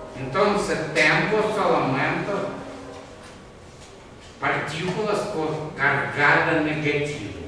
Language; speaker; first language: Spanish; non-native, fluent; Russian